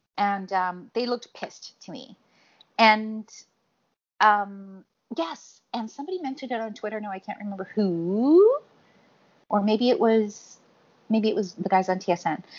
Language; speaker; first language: English; native; English